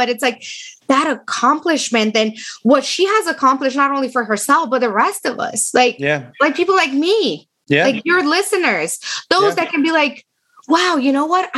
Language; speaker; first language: English; non-native, fluent; Romanian